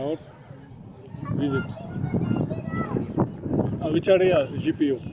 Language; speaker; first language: English; non-native, learner; French